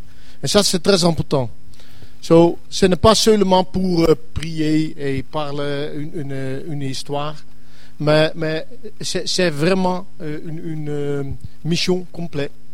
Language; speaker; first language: French; non-native, learner; English